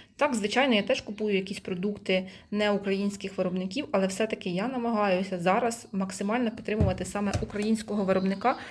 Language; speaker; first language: Ukrainian; non-native, local second language; Russian